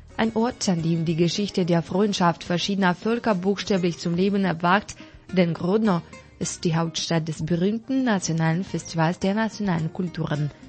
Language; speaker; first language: German; non-native, fluent; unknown